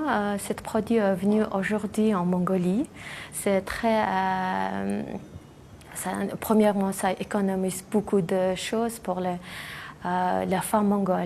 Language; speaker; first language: French; non-native, learner; Mongolian